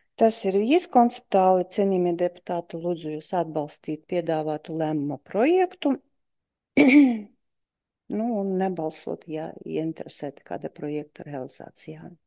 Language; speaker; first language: Latvian; non-native, local second language; Russian